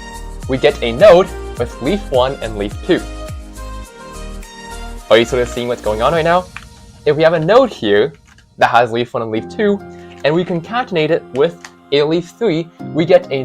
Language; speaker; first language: English; native; English